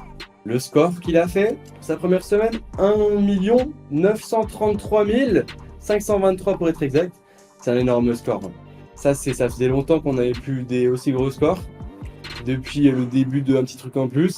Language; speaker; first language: French; native; French